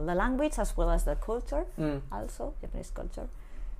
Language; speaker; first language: English; non-native, learner; Spanish